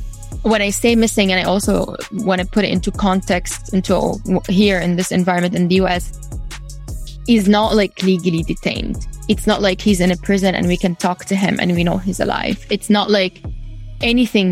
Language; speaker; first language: English; non-native, fluent; Arabic